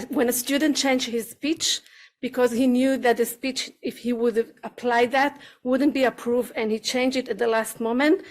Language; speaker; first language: English; non-native, learner; Hebrew